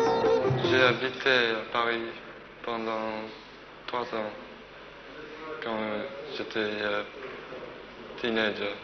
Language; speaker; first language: French; non-native, fluent; English